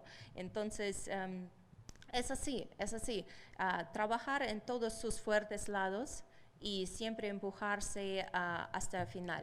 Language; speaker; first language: Spanish; non-native, fluent; Russian